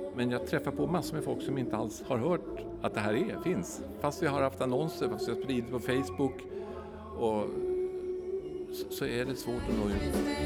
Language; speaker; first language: Swedish; native; Swedish